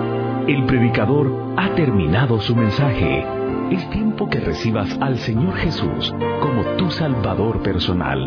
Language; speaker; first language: Spanish; native; Spanish